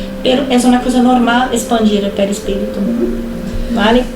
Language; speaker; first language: Spanish; non-native, fluent; Portuguese